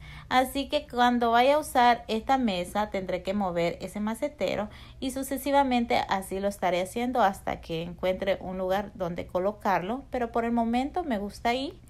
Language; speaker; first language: Spanish; native; Spanish